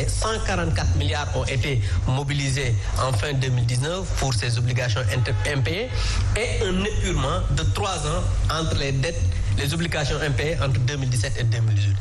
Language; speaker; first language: French; non-native, local second language; Wolof